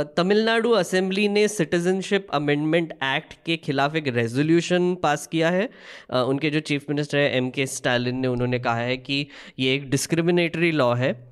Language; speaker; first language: Hindi; non-native, local second language; Marathi